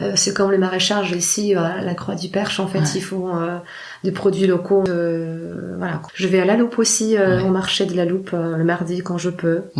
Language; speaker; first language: French; non-native, fluent; Polish